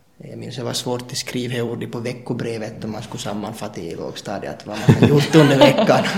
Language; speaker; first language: Swedish; native; Swedish